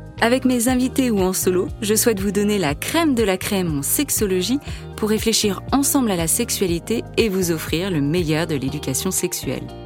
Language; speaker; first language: French; native; French